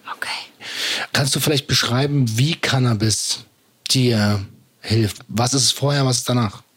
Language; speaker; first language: German; native; German